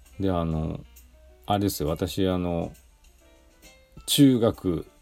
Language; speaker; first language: Japanese; native; Japanese